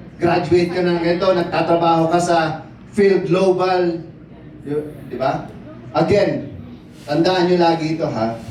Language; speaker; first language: Filipino; native; Filipino